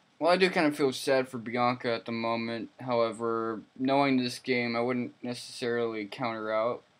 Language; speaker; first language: English; native; English